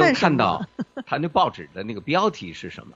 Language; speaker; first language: Chinese; native; Chinese